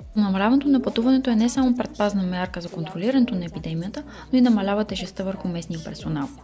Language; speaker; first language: Bulgarian; non-native, fluent; Chinese